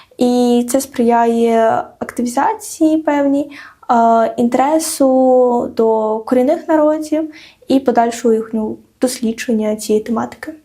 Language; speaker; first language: Ukrainian; non-native, local second language; Crimean Tatar